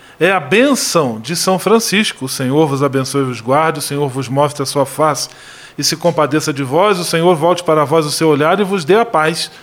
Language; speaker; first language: Portuguese; native; Portuguese